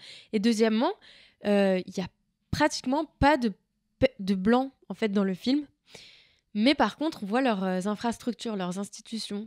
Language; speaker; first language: French; native; French